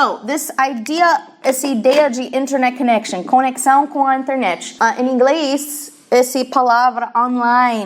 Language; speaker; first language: Portuguese; non-native, fluent; English